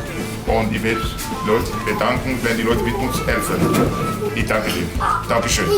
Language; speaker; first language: German; non-native, learner; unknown